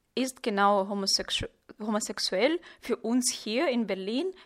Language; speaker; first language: German; non-native, fluent; Russian